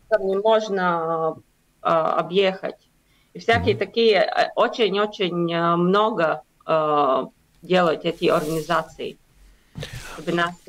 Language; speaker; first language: Russian; non-native, local second language; Latvian